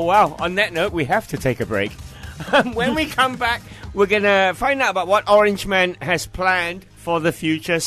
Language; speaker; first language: English; native; English